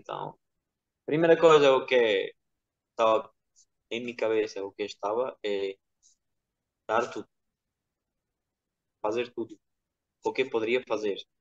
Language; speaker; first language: Portuguese; non-native, fluent; Georgian